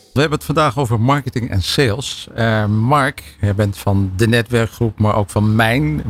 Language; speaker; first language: Dutch; native; Dutch